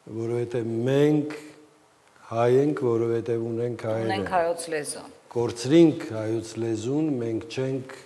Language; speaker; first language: Armenian; native; Armenian